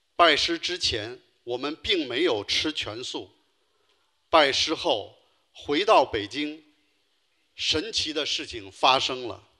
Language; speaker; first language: Chinese; native; Chinese